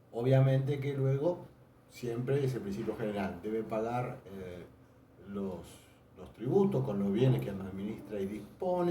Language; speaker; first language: Spanish; native; Spanish